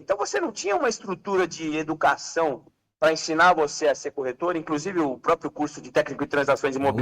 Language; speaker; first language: Portuguese; native; Portuguese